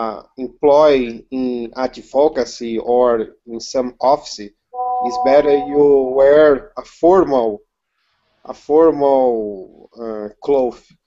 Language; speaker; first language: English; non-native, learner; Portuguese